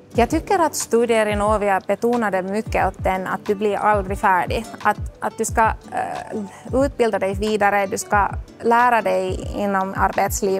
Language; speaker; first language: Swedish; non-native, local second language; Finnish